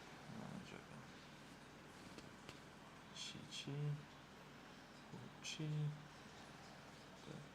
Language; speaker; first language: Chinese; non-native, learner; English